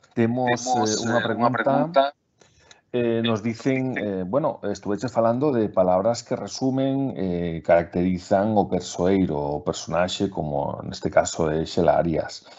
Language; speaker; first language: Galician; non-native, local second language; Spanish